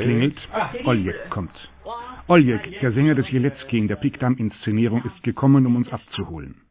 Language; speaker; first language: German; native; German